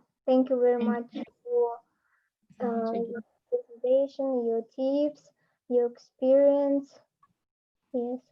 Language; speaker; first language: English; non-native, learner; Russian